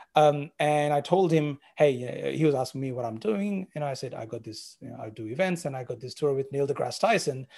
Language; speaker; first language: English; non-native, local second language; Sinhala